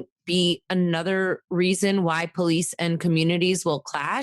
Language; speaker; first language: English; native; English